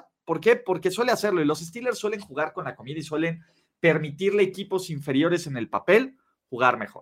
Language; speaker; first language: Spanish; native; Spanish